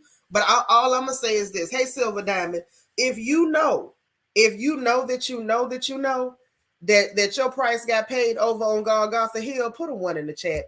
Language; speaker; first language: English; native; English